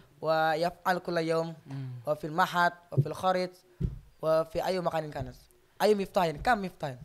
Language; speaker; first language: Arabic; non-native, learner; Indonesian